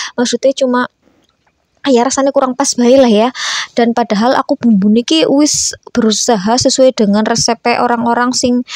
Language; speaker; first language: Indonesian; native; Indonesian